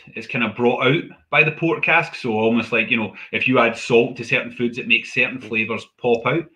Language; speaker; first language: English; native; English